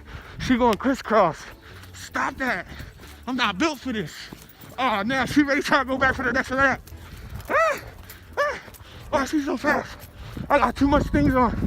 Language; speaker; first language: English; native; English